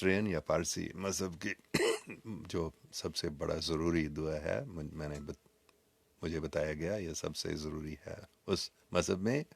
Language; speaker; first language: Hindi; non-native, local second language; English